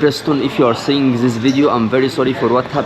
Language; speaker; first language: English; non-native, fluent; Arabic